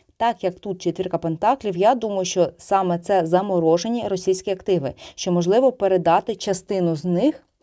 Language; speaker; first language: Ukrainian; non-native, local second language; Russian